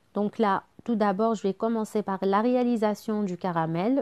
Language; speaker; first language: French; non-native, local second language; Arabic